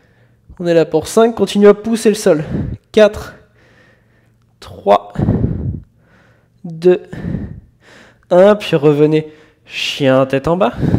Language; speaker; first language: French; native; French